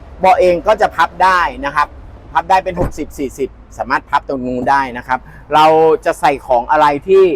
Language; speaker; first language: Thai; native; Thai